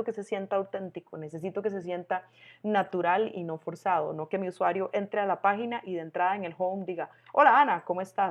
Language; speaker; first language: Spanish; native; Spanish